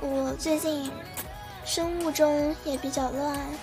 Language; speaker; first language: Chinese; native; Chinese